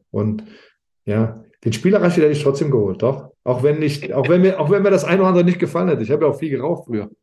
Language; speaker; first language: German; early bilingual, other home language; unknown